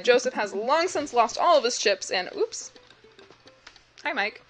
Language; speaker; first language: English; native; English